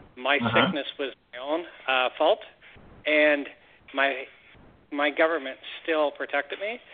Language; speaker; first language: English; native; English